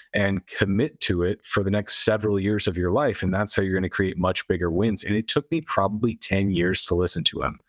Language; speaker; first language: English; native; English